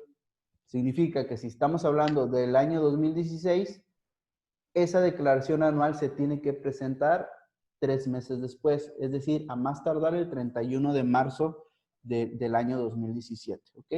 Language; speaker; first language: Spanish; native; Spanish